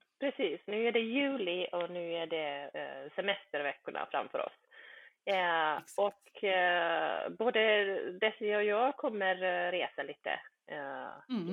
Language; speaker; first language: Swedish; early bilingual, other home language; Bosnian